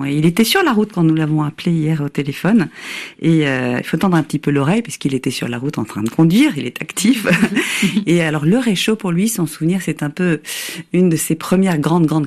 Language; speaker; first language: French; native; French